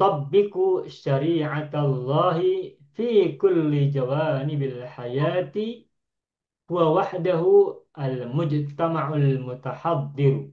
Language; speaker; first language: Arabic; non-native, fluent; Indonesian